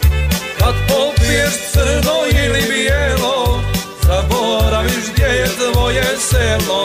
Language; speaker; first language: Serbian; native; Serbian